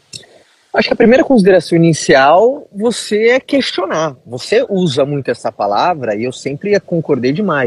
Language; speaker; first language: Portuguese; native; Portuguese